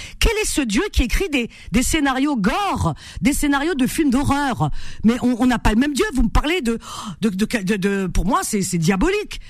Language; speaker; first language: French; native; French